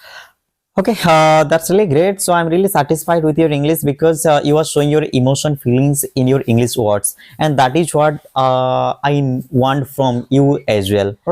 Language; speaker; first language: English; non-native, local second language; Odia